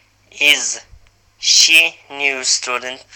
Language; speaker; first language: English; non-native, learner; Uyghur